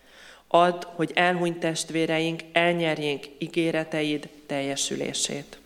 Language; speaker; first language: Hungarian; native; Hungarian